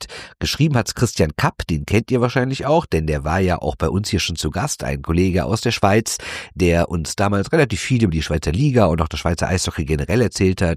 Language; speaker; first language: German; native; German